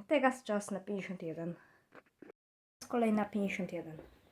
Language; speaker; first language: Polish; native; Polish